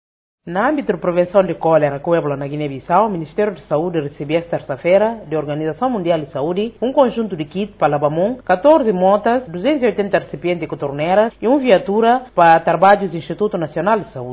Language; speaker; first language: Portuguese; non-native, local second language; Upper Guinea Crioulo